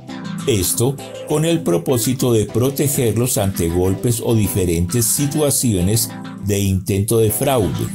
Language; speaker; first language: Spanish; native; Spanish